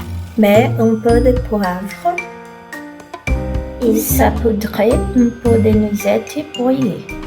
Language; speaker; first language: French; non-native, learner; Portuguese